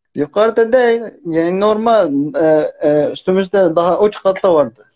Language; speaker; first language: Turkish; non-native, learner; Arabic